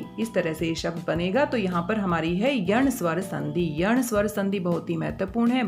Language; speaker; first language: Hindi; native; Hindi